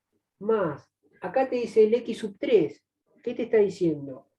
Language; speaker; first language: Spanish; native; Spanish